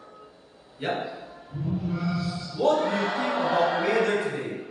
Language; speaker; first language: English; non-native, learner; Indonesian